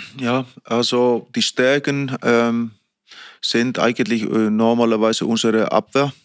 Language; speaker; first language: German; non-native, fluent; Icelandic